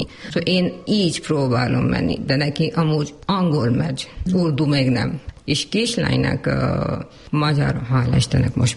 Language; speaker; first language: Hungarian; non-native, learner; Urdu